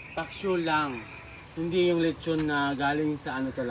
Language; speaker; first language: Filipino; non-native, local second language; Cebuano